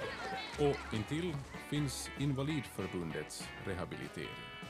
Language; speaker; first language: Swedish; native; Swedish